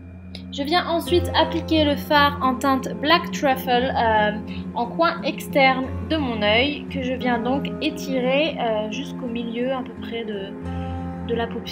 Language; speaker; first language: French; native; French